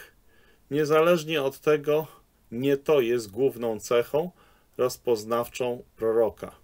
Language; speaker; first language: Polish; native; Polish